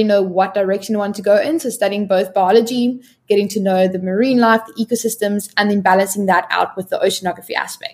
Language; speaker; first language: English; non-native, local second language; Afrikaans